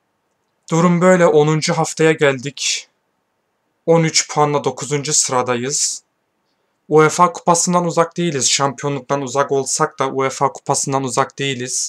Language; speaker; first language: Turkish; native; Turkish